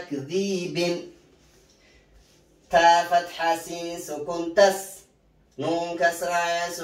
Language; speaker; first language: Arabic; non-native, fluent; Oromo